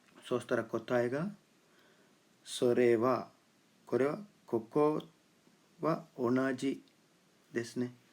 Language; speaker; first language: Japanese; non-native, fluent; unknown